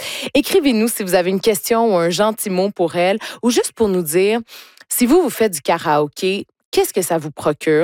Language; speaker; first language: French; native; French